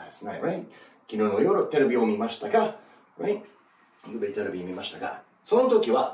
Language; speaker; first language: Japanese; non-native, learner; English